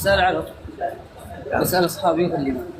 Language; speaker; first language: Arabic; native; Arabic